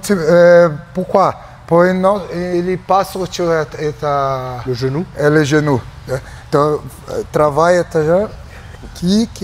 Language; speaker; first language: French; non-native, learner; Portuguese